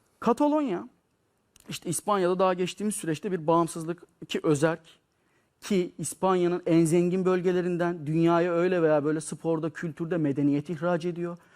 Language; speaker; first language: Turkish; native; Turkish